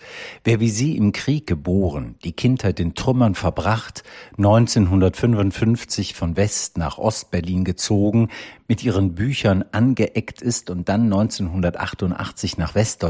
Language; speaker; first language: German; native; German